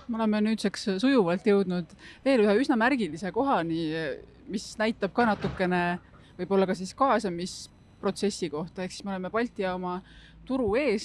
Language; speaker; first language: Estonian; native; Estonian